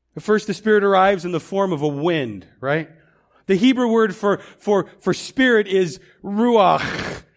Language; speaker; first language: English; native; English